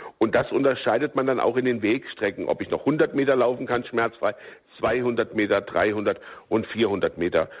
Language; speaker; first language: German; native; German